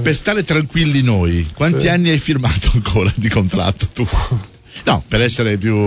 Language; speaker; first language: Italian; native; Italian